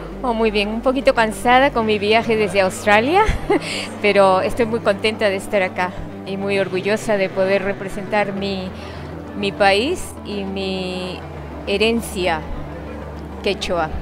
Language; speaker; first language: Spanish; non-native, fluent; Quechua